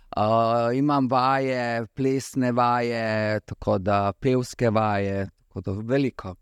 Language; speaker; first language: Slovenian; early bilingual, other home language; Serbian